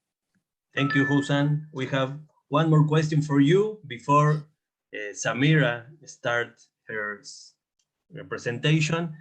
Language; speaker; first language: English; non-native, fluent; Spanish